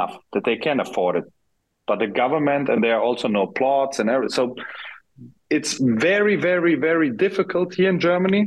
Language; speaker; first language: English; non-native, fluent; German